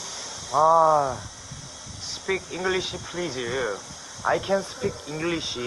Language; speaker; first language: English; non-native, learner; Korean